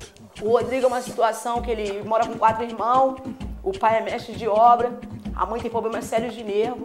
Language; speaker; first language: Portuguese; native; Portuguese